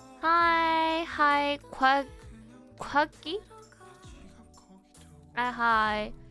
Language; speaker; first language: English; non-native, learner; Korean